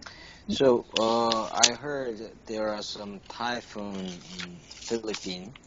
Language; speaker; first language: English; non-native, learner; Korean